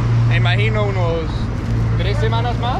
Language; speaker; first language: Spanish; non-native, learner; English